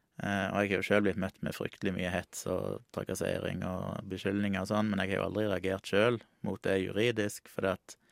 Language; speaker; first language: Norwegian; native; Norwegian